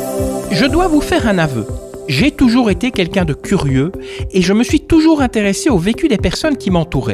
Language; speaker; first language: French; native; French